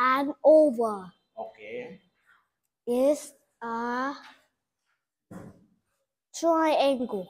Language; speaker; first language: English; non-native, learner; Vietnamese